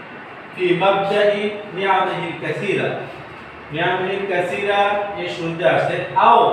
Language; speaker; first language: Arabic; non-native, fluent; Bangla